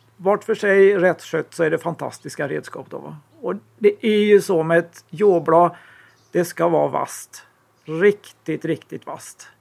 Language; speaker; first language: Swedish; native; Swedish